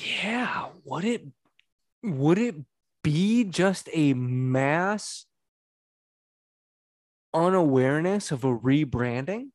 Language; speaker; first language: English; native; English